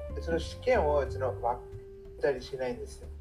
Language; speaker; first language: Japanese; non-native, learner; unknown